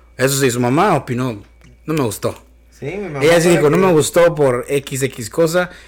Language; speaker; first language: Spanish; native; Spanish